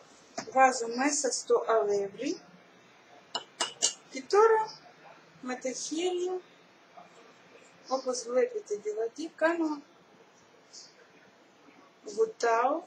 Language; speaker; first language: Greek; non-native, learner; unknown